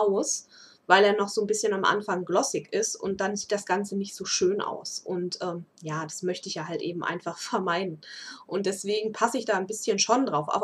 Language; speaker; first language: German; native; German